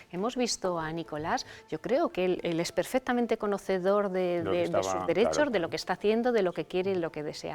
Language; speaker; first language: Spanish; native; Spanish